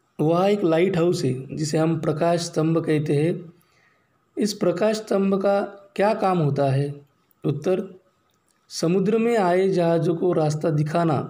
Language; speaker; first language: Hindi; non-native, local second language; Marathi